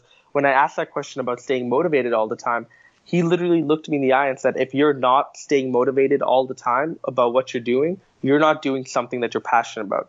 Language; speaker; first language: English; native; English